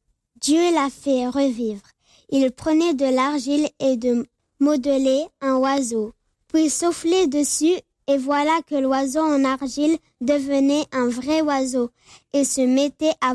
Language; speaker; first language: French; native; French